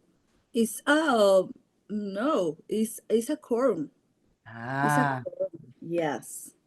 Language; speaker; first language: English; non-native, learner; Spanish